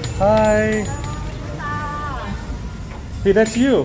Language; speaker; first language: English; native; English